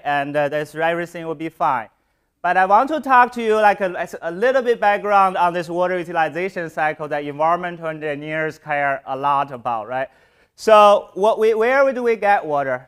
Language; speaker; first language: English; non-native, fluent; Chinese